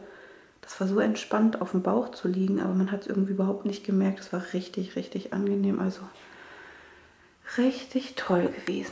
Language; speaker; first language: German; native; German